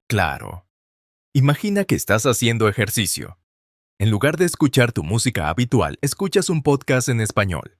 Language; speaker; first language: Spanish; non-native, fluent; English